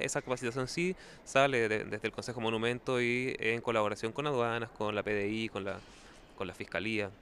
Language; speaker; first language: Spanish; native; Spanish